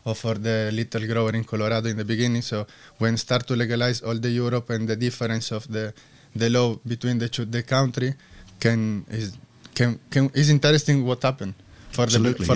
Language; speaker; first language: English; non-native, learner; Italian